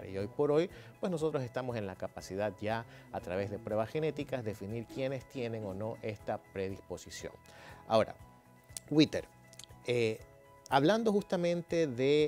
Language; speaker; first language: Spanish; native; Spanish